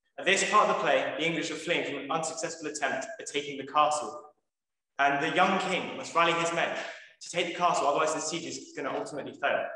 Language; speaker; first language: English; native; English